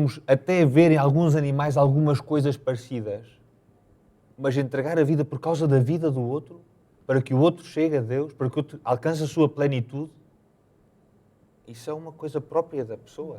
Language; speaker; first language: Portuguese; native; Portuguese